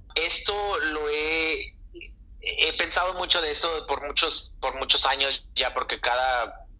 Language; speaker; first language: Spanish; early bilingual, heritage; Spanish